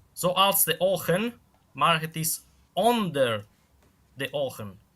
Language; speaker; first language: Dutch; non-native, fluent; Italian